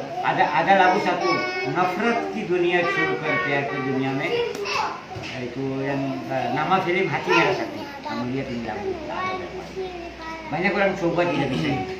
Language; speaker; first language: Indonesian; non-native, learner; Hindi